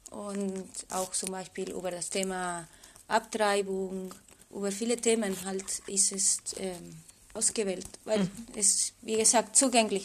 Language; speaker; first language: German; non-native, fluent; Spanish